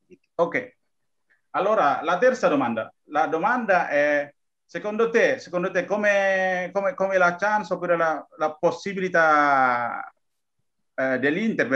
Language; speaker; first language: Italian; non-native, learner; Indonesian